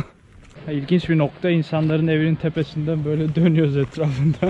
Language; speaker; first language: Turkish; native; Turkish